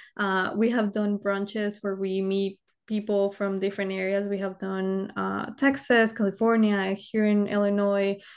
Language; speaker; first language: English; early bilingual, other home language; Spanish